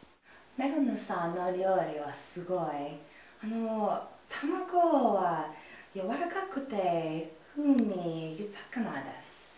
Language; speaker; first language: Japanese; non-native, learner; English